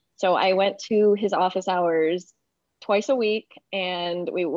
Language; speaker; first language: English; native; English